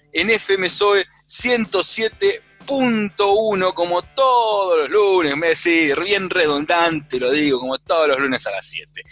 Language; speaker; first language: Spanish; native; Spanish